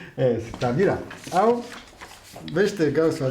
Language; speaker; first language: Basque; non-native, learner; Arabic